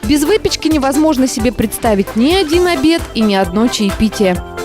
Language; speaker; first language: Russian; native; Russian